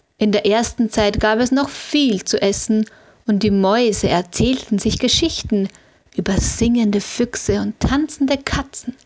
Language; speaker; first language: German; native; German